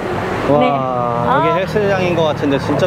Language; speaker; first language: Korean; native; Korean